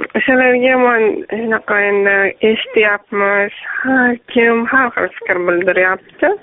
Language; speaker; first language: Uzbek; non-native, local second language; Tajik